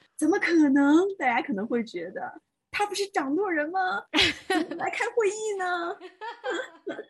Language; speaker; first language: Chinese; native; Chinese